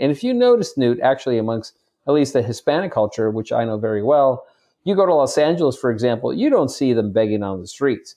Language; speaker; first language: English; native; English